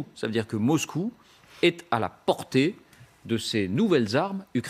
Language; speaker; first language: French; native; French